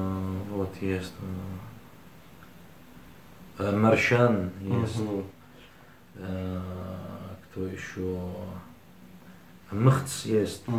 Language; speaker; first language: Russian; early bilingual, heritage; Arabic